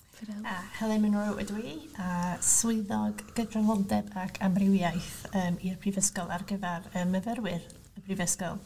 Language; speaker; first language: Welsh; non-native, local second language; English